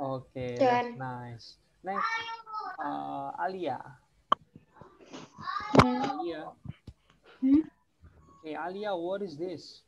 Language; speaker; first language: English; non-native, learner; Indonesian